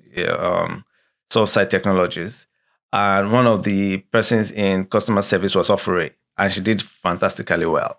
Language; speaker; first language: English; non-native, local second language; Yoruba